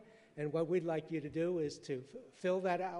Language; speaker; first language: English; early bilingual, other home language; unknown